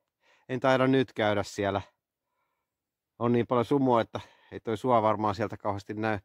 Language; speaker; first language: Finnish; native; Finnish